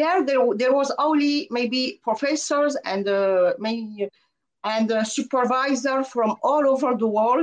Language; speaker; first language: English; non-native, fluent; French